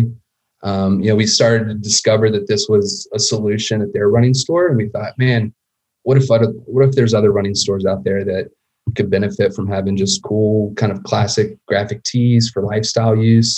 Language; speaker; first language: English; native; English